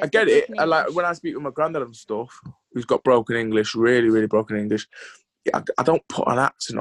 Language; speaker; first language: English; native; English